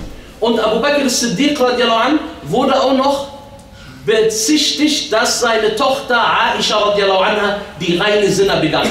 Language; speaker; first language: German; early bilingual, other home language; Arabic